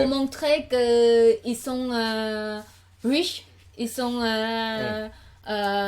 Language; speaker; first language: French; non-native, learner; Khmer